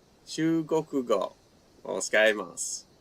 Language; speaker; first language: Japanese; non-native, fluent; English